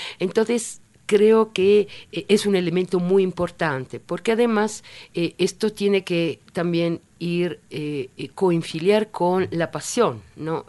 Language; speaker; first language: Spanish; non-native, fluent; Italian